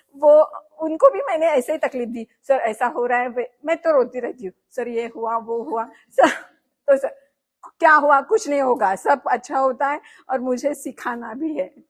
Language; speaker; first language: Hindi; non-native, local second language; Marathi